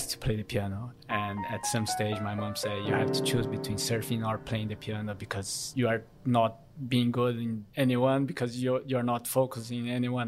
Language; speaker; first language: English; non-native, fluent; Korean